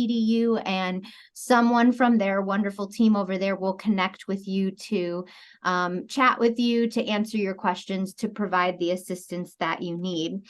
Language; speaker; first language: English; native; English